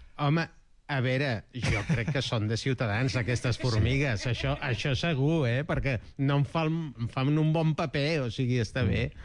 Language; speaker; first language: Catalan; non-native, local second language; Spanish